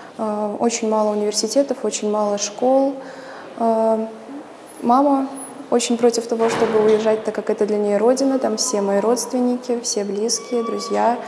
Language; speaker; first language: Russian; native; Russian